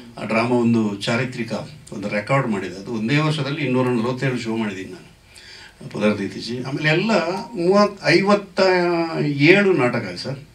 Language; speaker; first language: Kannada; non-native, local second language; Tulu